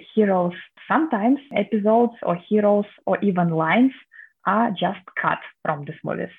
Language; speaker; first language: English; non-native, fluent; Russian